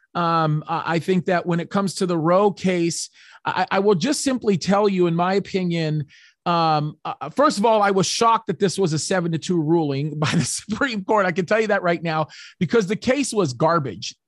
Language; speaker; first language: English; early bilingual, other home language; Arabic